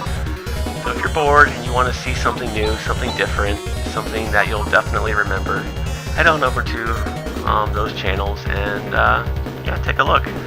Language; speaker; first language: English; native; English